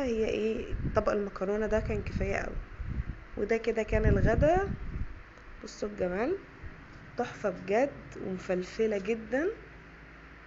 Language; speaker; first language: Arabic; native; Arabic